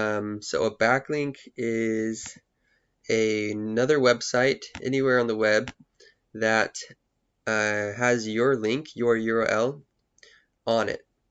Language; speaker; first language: English; native; English